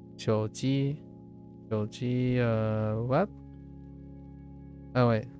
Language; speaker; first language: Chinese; non-native, learner; English